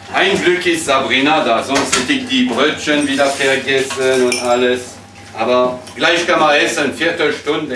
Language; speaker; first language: German; non-native, fluent; French